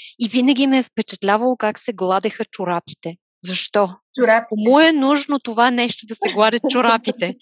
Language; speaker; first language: Bulgarian; native; Bulgarian